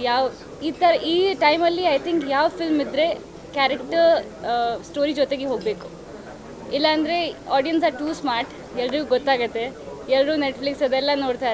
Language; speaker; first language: Kannada; non-native, learner; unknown